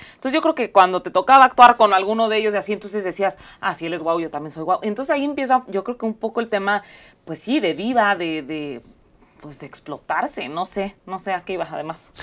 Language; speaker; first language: Spanish; native; Spanish